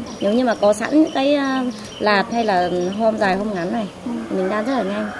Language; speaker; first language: Vietnamese; non-native, local second language; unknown